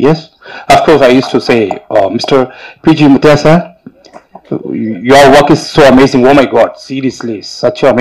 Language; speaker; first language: Tamil; native; Tamil